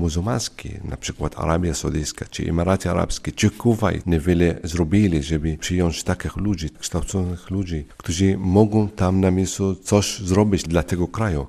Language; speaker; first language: Polish; non-native, fluent; Arabic